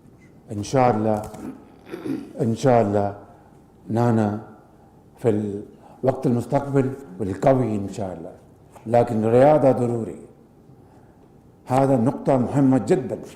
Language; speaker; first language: Arabic; non-native, learner; Urdu